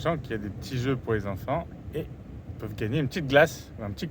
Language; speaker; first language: French; native; French